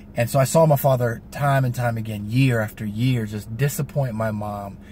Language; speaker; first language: English; native; English